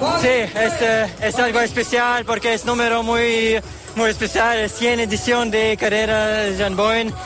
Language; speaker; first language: Spanish; non-native, learner; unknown